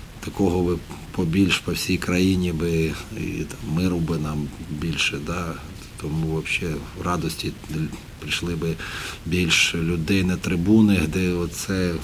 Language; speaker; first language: Ukrainian; native; Ukrainian